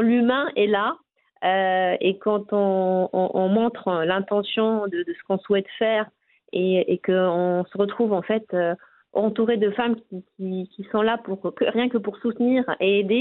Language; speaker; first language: French; non-native, local second language; Arabic